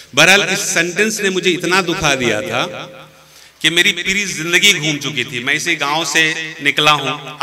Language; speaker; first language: Urdu; native; Urdu